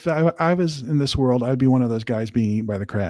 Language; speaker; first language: English; native; English